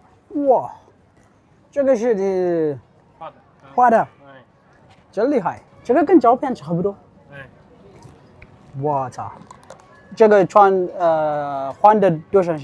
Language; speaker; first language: Chinese; non-native, fluent; Amharic